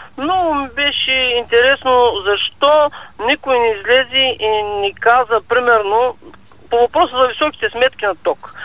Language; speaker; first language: Bulgarian; native; Bulgarian